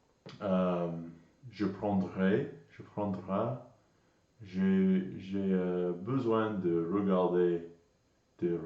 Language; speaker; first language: French; non-native, learner; English